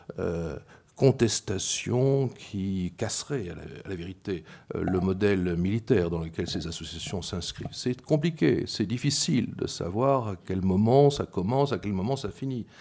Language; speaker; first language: French; native; French